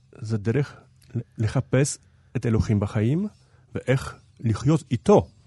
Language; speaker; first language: Hebrew; non-native, fluent; Polish